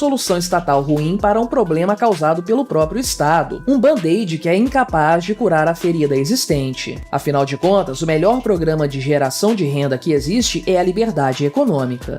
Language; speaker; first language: Portuguese; native; Portuguese